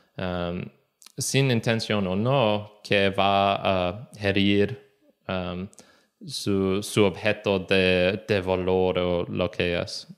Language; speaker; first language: Spanish; non-native, learner; English